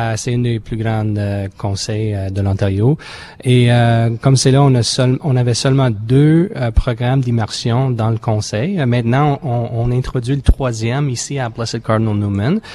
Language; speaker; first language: French; native; French